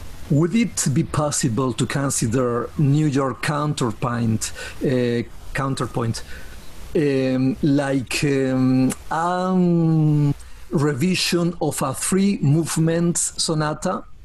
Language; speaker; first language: English; non-native, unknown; Spanish